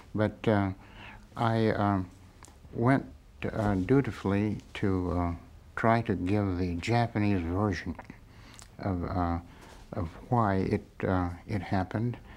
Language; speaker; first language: English; native; English